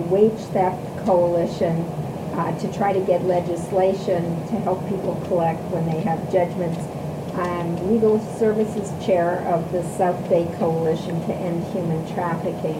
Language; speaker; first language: English; native; English